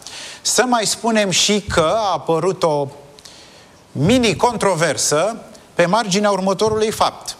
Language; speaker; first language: Romanian; native; Romanian